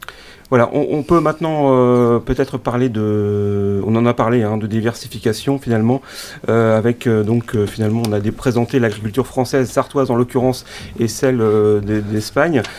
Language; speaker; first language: French; native; French